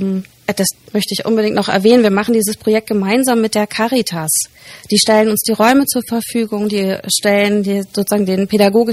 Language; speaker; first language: German; native; German